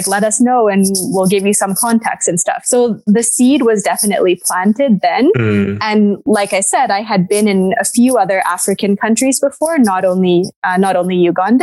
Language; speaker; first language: English; native; English